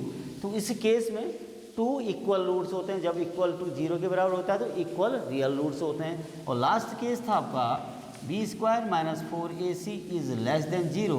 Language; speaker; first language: Hindi; native; Hindi